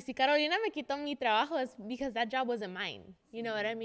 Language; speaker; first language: English; early bilingual, other home language; Spanish